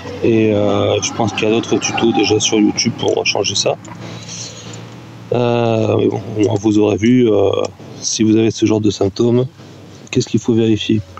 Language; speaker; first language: French; native; French